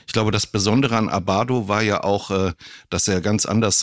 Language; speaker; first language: German; native; German